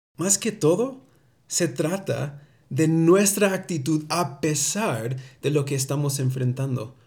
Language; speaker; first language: Spanish; early bilingual, heritage; Spanish